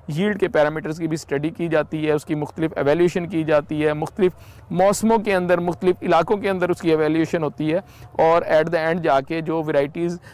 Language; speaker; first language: Urdu; native; Urdu